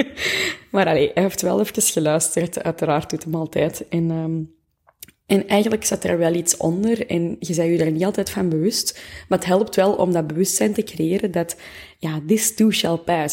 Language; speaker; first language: Dutch; native; Dutch